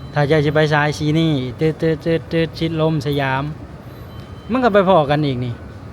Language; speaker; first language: Thai; native; Thai